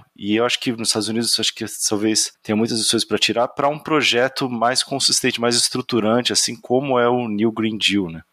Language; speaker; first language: Portuguese; non-native, fluent; English